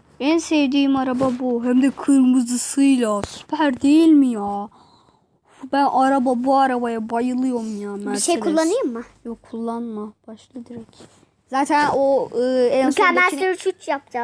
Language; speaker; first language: Turkish; native; Turkish